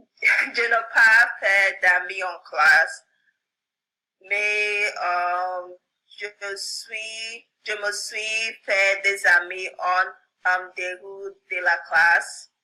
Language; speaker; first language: French; non-native, learner; English